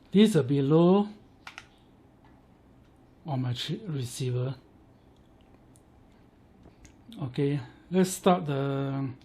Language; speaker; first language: English; non-native, learner; Chinese